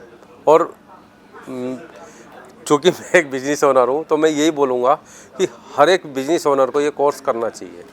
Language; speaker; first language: Hindi; native; Hindi